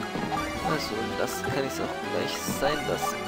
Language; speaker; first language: German; native; German